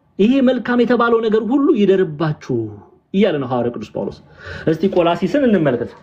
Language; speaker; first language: Amharic; early bilingual, heritage; Amharic